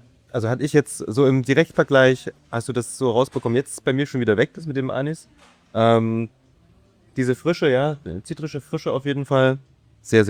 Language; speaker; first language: German; native; German